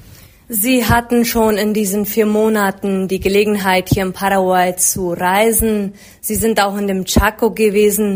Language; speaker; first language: German; non-native, fluent; Spanish